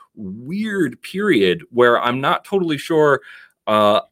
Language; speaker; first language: English; native; English